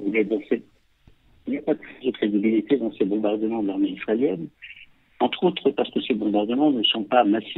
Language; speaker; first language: French; native; French